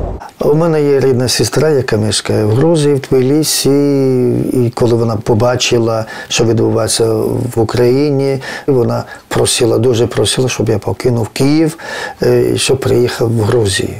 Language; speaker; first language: Ukrainian; non-native, fluent; Georgian